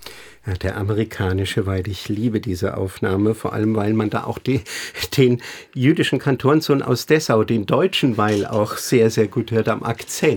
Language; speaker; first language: German; native; German